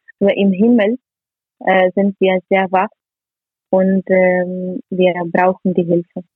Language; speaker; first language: German; non-native, learner; Ukrainian